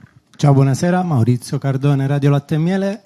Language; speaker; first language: Italian; native; Italian